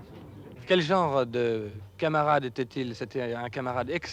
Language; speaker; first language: French; native; French